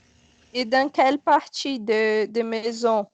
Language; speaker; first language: French; non-native, learner; Portuguese